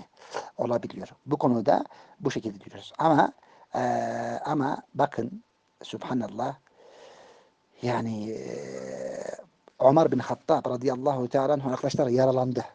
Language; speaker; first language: Turkish; native; Turkish